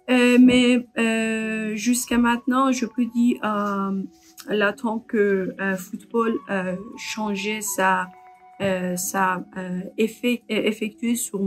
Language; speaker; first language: French; non-native, learner; Persian